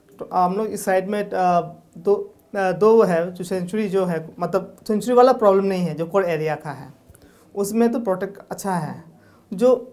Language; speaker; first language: Hindi; non-native, local second language; Nyishi